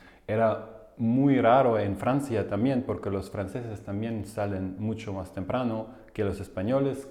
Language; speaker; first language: Spanish; non-native, fluent; German